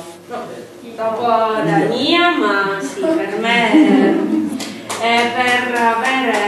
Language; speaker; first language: Italian; non-native, learner; Armenian